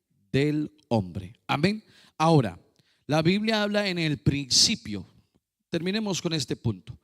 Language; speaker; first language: Spanish; native; Spanish